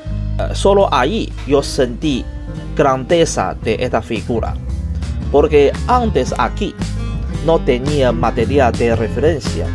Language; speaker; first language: Spanish; non-native, learner; Chinese